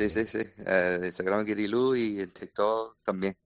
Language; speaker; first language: Spanish; non-native, fluent; English